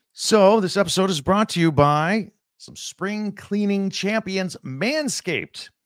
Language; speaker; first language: English; native; English